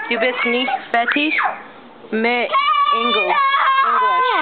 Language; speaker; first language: German; non-native, learner; English